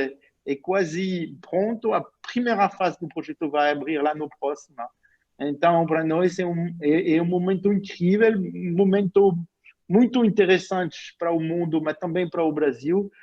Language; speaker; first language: Portuguese; non-native, fluent; French